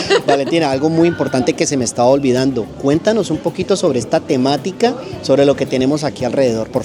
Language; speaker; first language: Spanish; native; Spanish